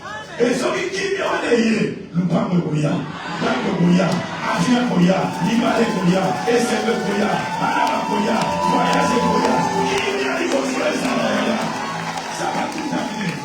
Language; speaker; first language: French; non-native, local second language; Lingala